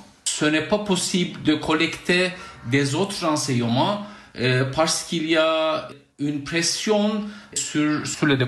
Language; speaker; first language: French; non-native, fluent; Turkish